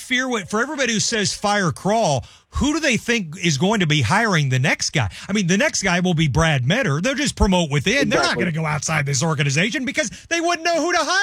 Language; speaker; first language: English; native; English